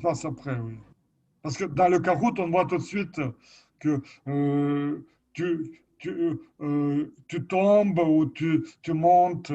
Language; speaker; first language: French; non-native, fluent; Lithuanian